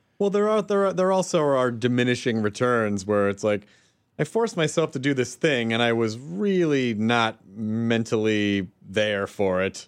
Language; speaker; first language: English; native; English